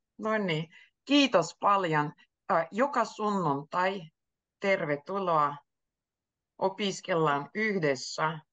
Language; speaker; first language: Finnish; native; Finnish